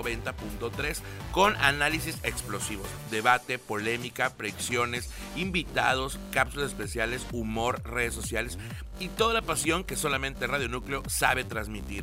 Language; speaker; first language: Spanish; native; Spanish